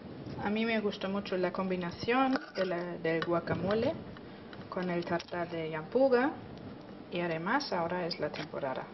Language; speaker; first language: Spanish; non-native, fluent; German